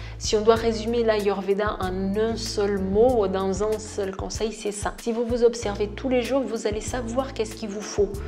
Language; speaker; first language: French; non-native, fluent; Portuguese